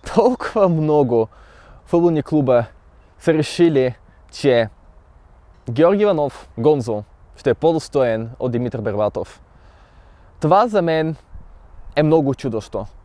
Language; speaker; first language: Bulgarian; early bilingual, other home language; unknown